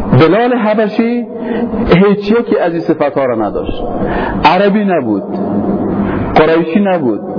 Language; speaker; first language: Persian; native; Persian